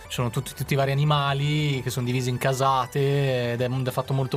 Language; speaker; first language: Italian; native; Italian